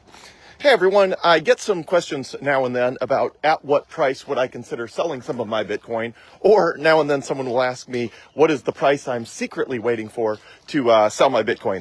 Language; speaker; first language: English; native; English